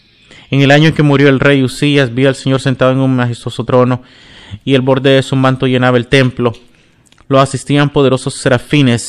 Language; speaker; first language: Spanish; non-native, fluent; English